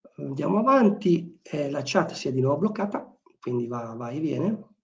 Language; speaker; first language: Italian; native; Italian